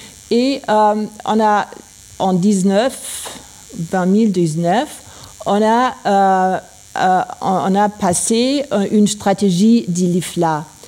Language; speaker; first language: French; non-native, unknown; German